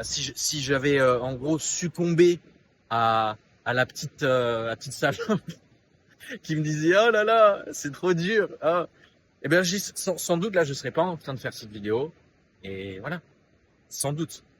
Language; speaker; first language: French; native; French